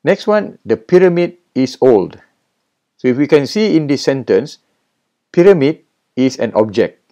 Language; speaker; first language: English; non-native, local second language; Malay